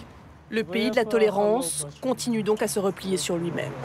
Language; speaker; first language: French; native; French